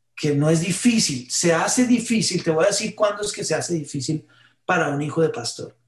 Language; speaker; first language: Spanish; early bilingual, heritage; Spanish